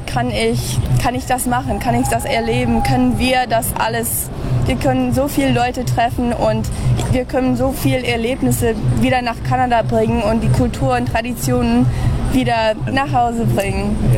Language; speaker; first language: German; early bilingual, heritage; German